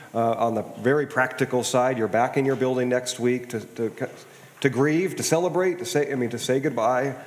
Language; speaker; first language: English; native; English